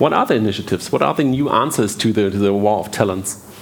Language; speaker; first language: English; non-native, fluent; German